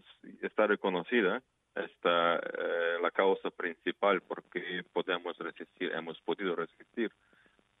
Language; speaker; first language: Spanish; non-native, fluent; Ukrainian